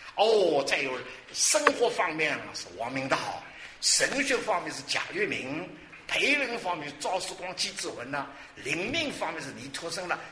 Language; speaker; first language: Chinese; non-native, local second language; Wu Chinese